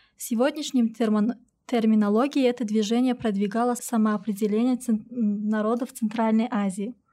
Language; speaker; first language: Russian; non-native, local second language; Tajik